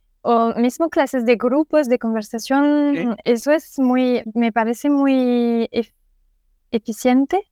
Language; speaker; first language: Spanish; non-native, learner; French